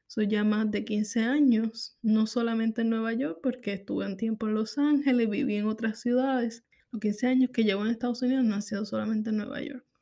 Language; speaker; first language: Spanish; native; Spanish